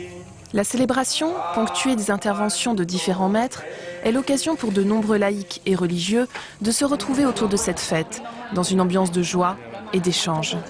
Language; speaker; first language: French; native; French